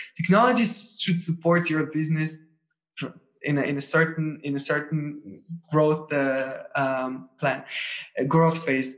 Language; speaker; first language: English; non-native, fluent; Russian